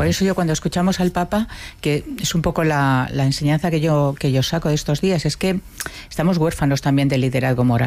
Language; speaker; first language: Spanish; native; Spanish